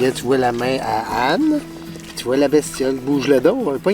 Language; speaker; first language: French; native; French